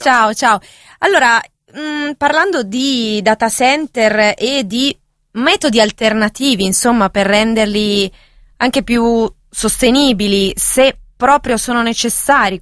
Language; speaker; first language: Italian; native; Italian